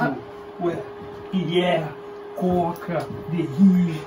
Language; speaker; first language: French; non-native, learner; Portuguese